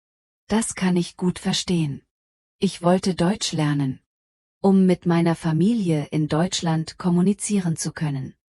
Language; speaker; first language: German; non-native, fluent; Polish